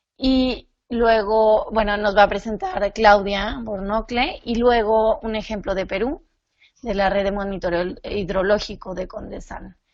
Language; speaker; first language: Spanish; native; Spanish